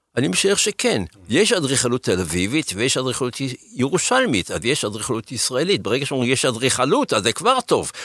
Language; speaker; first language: Hebrew; early bilingual, other home language; German